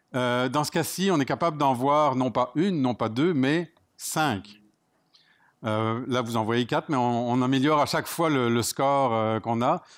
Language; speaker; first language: French; native; French